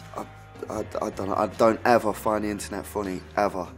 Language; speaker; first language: English; native; English